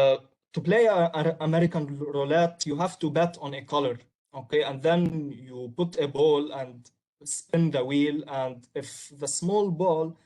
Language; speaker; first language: English; non-native, local second language; Arabic